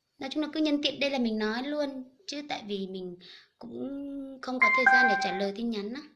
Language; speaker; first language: Vietnamese; non-native, local second language; Hmong